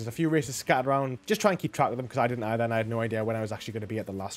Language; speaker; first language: English; native; English